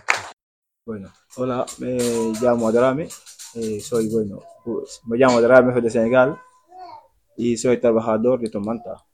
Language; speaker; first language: Spanish; non-native, learner; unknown